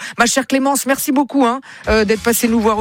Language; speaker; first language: French; native; French